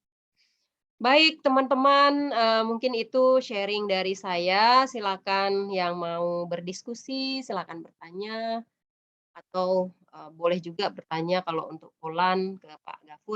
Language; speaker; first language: Indonesian; native; Indonesian